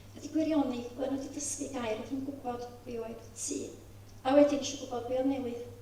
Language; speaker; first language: Welsh; native; Welsh